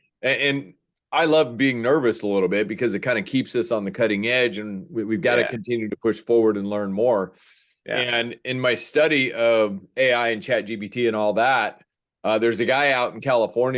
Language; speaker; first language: English; native; English